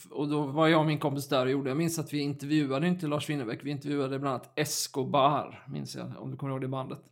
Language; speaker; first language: Swedish; native; Swedish